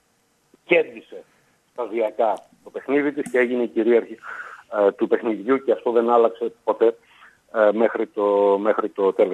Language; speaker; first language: Greek; native; Greek